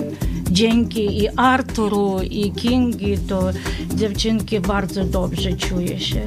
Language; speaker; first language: Polish; non-native, learner; Ukrainian